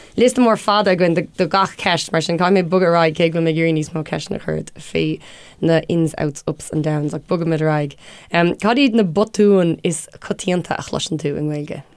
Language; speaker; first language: Irish; non-native, local second language; English